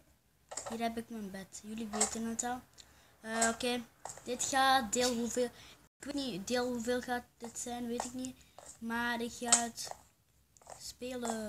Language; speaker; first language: Dutch; early bilingual, other home language; Turkish